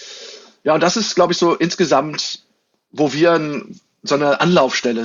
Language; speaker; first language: German; native; German